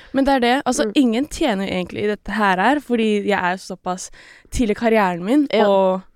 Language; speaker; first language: Norwegian; non-native, local second language; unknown